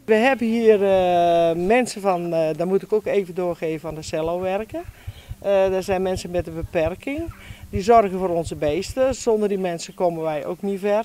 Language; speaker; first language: Dutch; native; Dutch